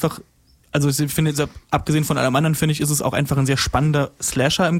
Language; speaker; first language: German; native; German